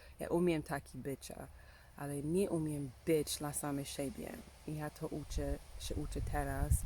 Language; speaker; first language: Polish; non-native, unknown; English